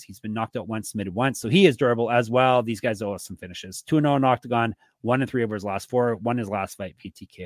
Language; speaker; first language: English; native; English